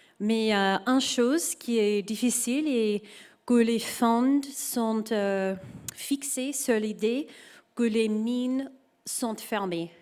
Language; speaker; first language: French; non-native, learner; English